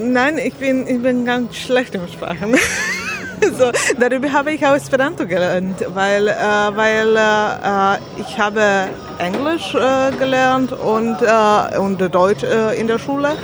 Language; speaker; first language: German; non-native, learner; Slovak